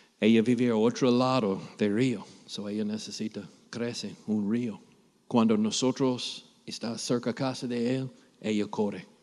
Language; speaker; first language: Spanish; non-native, learner; English